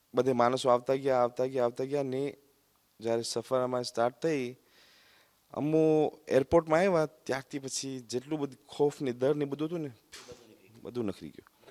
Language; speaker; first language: Gujarati; early bilingual, heritage; Gujarati